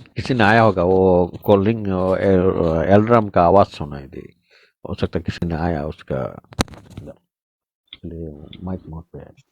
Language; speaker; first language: Hindi; non-native, local second language; Bangla